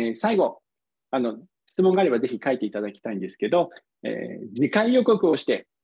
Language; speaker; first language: Japanese; non-native, fluent; English